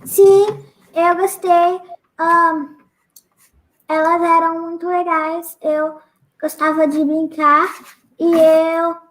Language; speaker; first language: Portuguese; early bilingual, heritage; Portuguese